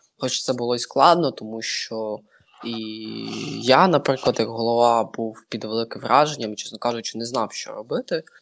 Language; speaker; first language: Ukrainian; native; Ukrainian